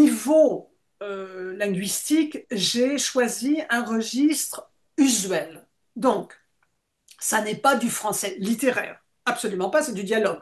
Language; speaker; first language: French; native; French